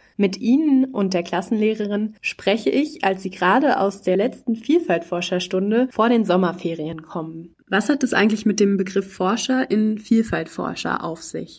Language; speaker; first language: German; native; German